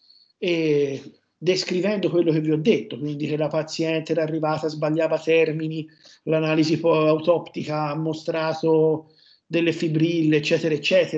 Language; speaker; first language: Italian; native; Italian